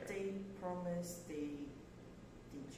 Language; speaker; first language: English; non-native, learner; Chinese